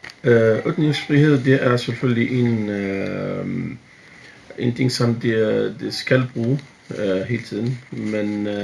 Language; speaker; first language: Danish; non-native, fluent; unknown